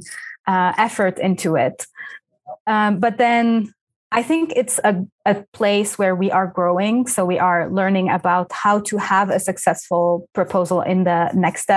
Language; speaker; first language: English; non-native, fluent; Arabic